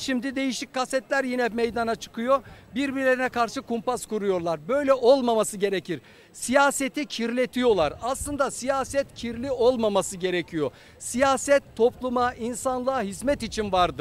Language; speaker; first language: Turkish; native; Turkish